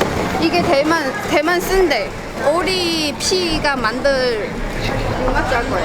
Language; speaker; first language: Korean; non-native, fluent; Chinese